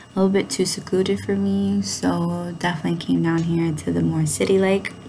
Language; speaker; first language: English; native; English